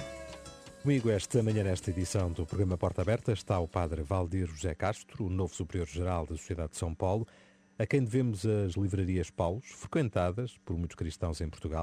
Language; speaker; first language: Portuguese; native; Portuguese